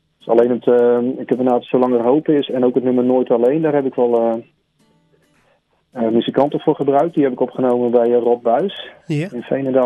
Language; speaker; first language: Dutch; native; Dutch